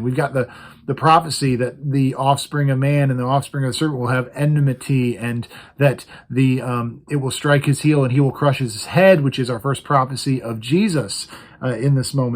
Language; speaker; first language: English; native; English